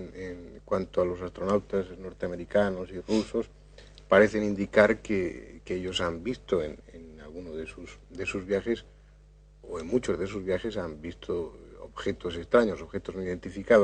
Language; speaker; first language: Spanish; native; Spanish